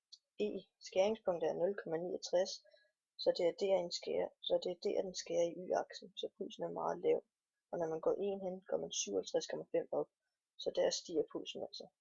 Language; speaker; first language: Danish; native; Danish